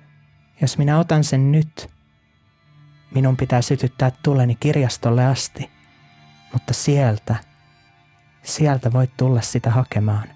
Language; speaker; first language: Finnish; native; Finnish